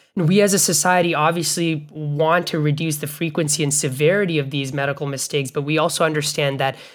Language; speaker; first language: English; non-native, local second language; Bangla